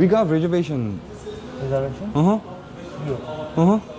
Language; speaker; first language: English; non-native, learner; Korean